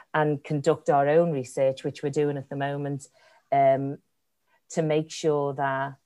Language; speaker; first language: English; native; English